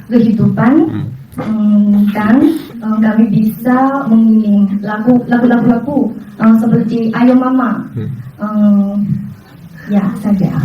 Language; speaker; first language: Indonesian; non-native, fluent; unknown